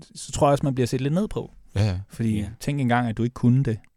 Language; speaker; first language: Danish; native; Danish